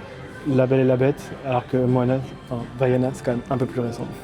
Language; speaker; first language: French; native; French